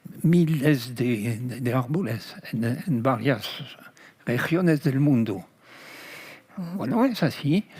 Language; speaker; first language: Spanish; non-native, fluent; French